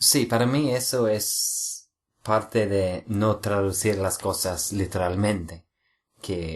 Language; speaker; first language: Spanish; non-native, fluent; English